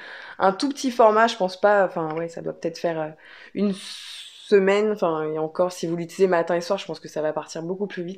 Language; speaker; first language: French; native; French